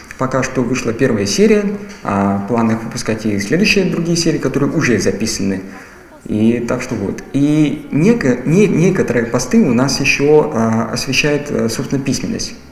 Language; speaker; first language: Russian; native; Russian